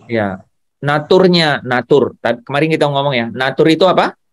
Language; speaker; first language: Indonesian; native; Indonesian